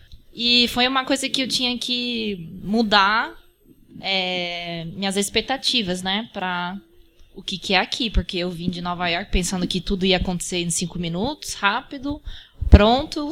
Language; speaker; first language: Portuguese; early bilingual, heritage; Portuguese